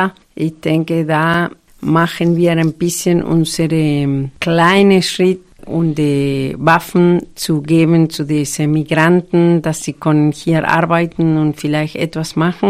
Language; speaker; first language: German; non-native, fluent; Spanish